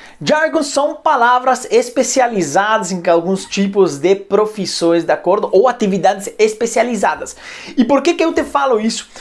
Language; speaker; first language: Portuguese; non-native, fluent; Spanish